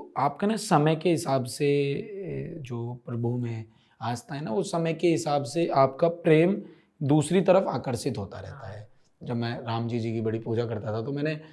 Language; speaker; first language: Hindi; native; Hindi